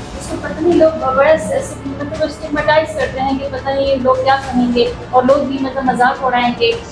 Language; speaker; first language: Urdu; non-native, local second language; Pashto